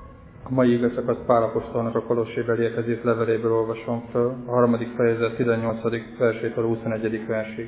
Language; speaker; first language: Hungarian; native; Hungarian